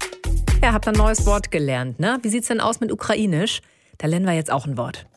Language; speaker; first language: German; native; German